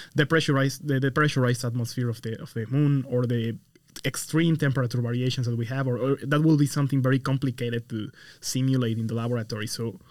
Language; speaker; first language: English; non-native, fluent; Spanish